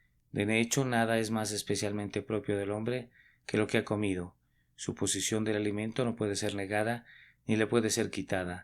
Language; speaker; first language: Spanish; native; Spanish